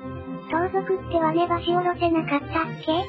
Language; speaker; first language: Japanese; native; Japanese